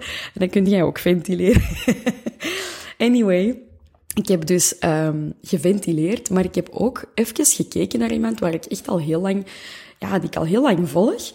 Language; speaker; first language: Dutch; native; Dutch